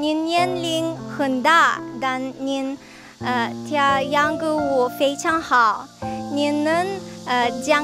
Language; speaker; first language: Chinese; non-native, learner; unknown